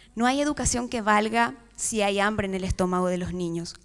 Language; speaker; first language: Spanish; native; Spanish